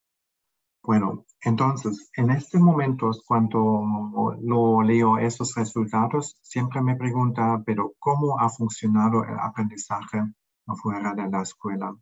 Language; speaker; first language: Spanish; non-native, fluent; German